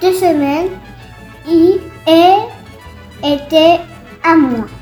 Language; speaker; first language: French; non-native, learner; Spanish